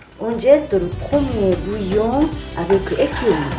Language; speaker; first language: French; non-native, fluent; Japanese